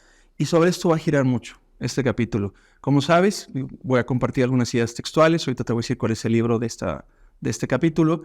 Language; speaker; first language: Spanish; native; Spanish